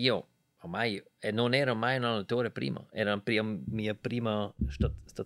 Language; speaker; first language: Italian; non-native, local second language; German